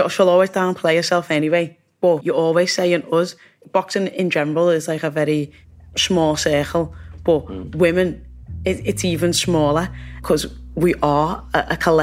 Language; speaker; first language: English; native; English